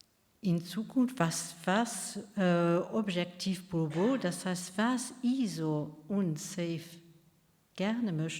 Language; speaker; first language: German; non-native, local second language; Luxembourgish